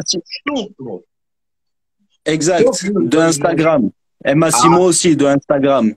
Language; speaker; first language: Portuguese; non-native, learner; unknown